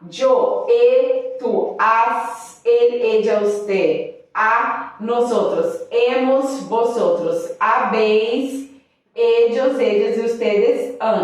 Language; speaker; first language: Spanish; non-native, fluent; Portuguese